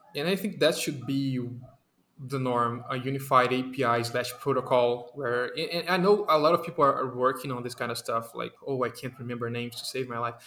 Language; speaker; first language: English; non-native, fluent; Portuguese